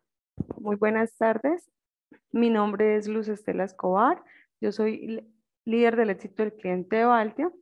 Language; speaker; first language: Spanish; native; Spanish